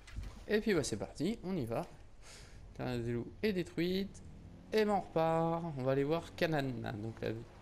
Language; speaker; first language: French; native; French